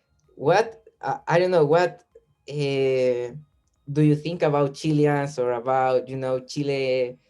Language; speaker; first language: English; non-native, learner; Spanish